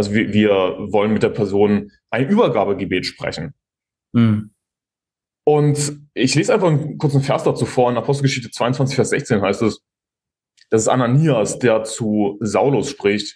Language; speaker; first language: German; native; German